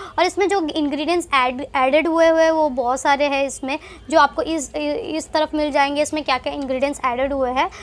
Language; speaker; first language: Hindi; non-native, local second language; Tamil